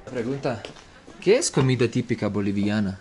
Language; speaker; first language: Spanish; non-native, learner; English